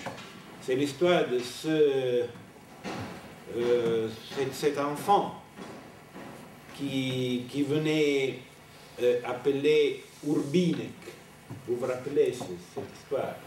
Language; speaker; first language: French; non-native, fluent; Italian